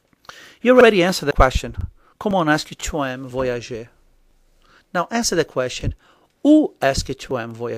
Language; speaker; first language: French; non-native, fluent; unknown